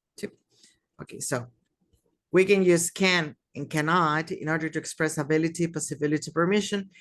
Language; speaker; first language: English; non-native, fluent; Spanish